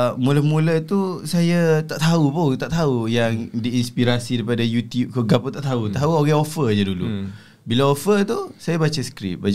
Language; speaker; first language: Malay; native; Malay